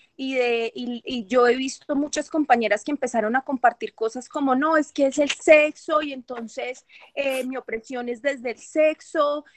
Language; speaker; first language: Spanish; native; Spanish